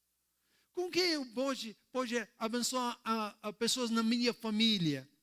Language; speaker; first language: Portuguese; non-native, learner; Arabic